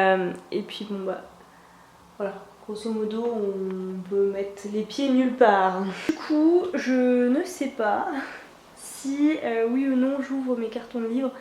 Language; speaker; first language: French; native; French